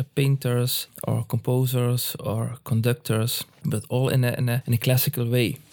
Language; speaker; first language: English; non-native, fluent; Dutch